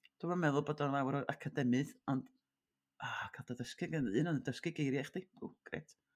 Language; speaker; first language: Welsh; native; Welsh